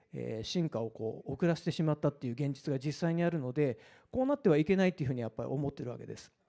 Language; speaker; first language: Japanese; native; Japanese